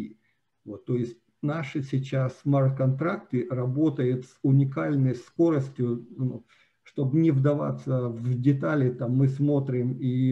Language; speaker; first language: Russian; native; Russian